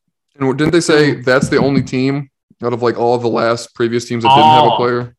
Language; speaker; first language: English; native; English